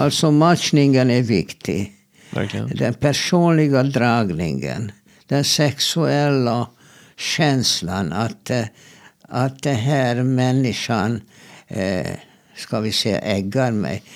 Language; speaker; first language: Swedish; non-native, fluent; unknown